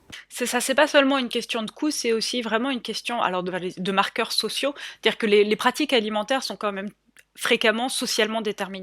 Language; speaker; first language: French; native; French